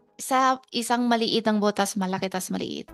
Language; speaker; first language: Filipino; non-native, learner; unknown